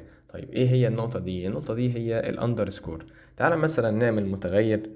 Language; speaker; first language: Arabic; native; Arabic